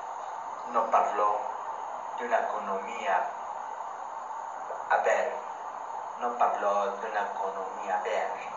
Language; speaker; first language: French; non-native, learner; Spanish